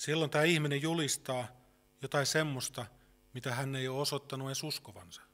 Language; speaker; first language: Finnish; native; Finnish